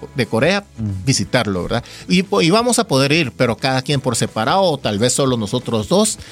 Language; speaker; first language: Spanish; non-native, fluent; Korean